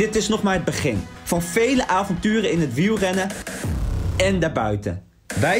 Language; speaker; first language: Dutch; native; Dutch